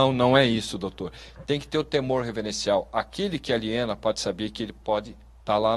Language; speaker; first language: Portuguese; native; Portuguese